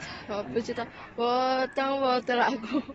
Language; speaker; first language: Chinese; non-native, learner; Indonesian